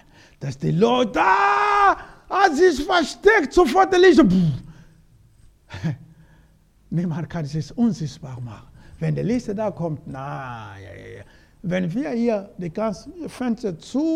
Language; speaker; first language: German; non-native, learner; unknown